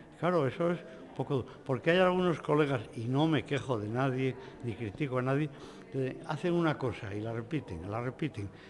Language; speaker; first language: Spanish; native; Spanish